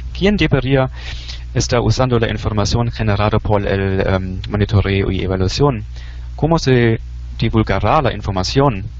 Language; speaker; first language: Spanish; non-native, fluent; German